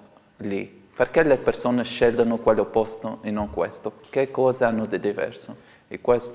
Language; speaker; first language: Italian; non-native, fluent; Portuguese